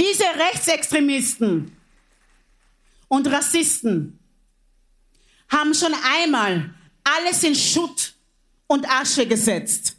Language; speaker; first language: German; early bilingual, other home language; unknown